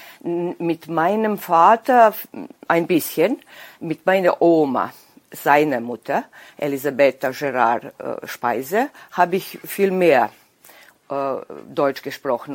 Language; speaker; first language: German; non-native, local second language; Serbian